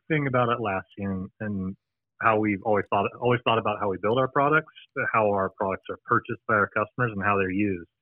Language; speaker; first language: English; native; English